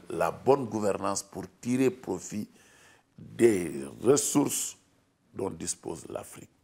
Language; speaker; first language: French; non-native, local second language; Wolof